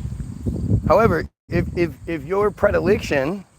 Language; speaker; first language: English; native; English